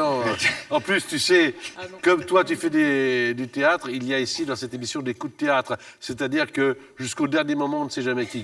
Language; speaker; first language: French; native; French